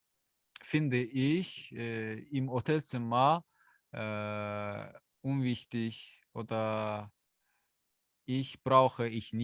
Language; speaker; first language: German; non-native, learner; Azerbaijani